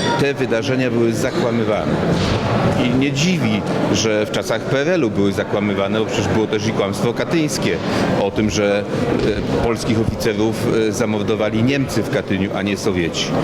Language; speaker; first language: Polish; native; Polish